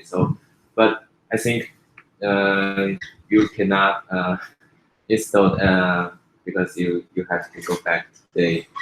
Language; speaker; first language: English; non-native, fluent; Chinese